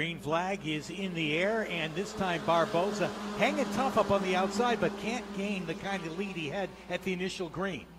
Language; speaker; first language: English; native; English